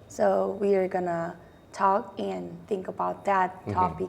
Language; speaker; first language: English; non-native, fluent; Korean